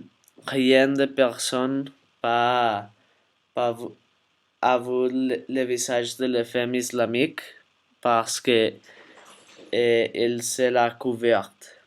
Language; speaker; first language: French; non-native, learner; Spanish